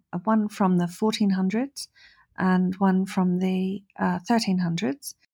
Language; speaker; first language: English; native; English